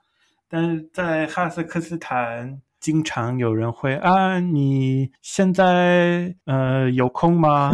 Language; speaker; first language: Chinese; non-native, fluent; English